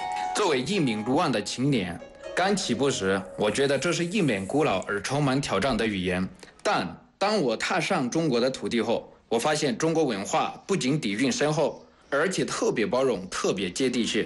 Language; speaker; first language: Chinese; non-native, fluent; Kinyarwanda